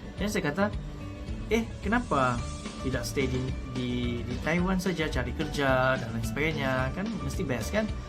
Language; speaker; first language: Malay; early bilingual, other home language; Cebuano